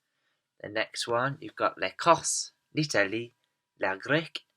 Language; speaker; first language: French; non-native, fluent; English